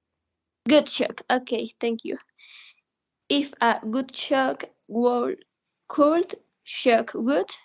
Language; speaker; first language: English; non-native, learner; Spanish